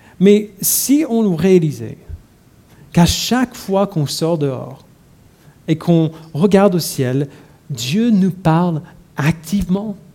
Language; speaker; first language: French; non-native, fluent; English